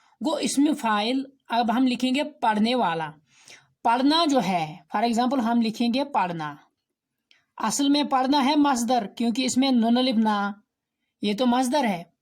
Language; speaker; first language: Urdu; non-native, local second language; Kashmiri